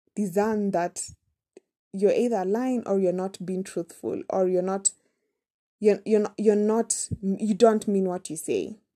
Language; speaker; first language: English; non-native, local second language; Kamba